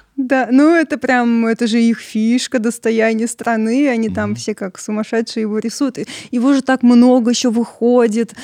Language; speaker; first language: Russian; early bilingual, other home language; Georgian